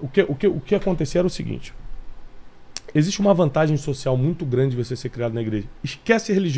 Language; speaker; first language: Portuguese; native; Portuguese